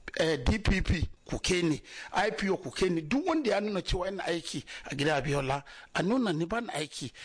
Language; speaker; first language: Hausa; non-native, local second language; Yoruba